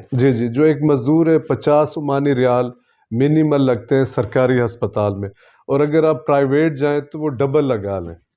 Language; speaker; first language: Urdu; non-native, local second language; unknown